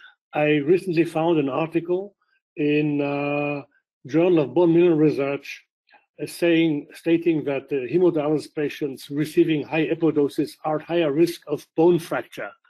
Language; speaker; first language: English; non-native, fluent; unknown